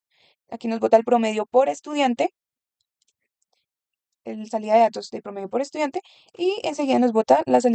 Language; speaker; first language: Spanish; native; Spanish